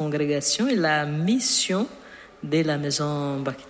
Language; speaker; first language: French; non-native, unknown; Portuguese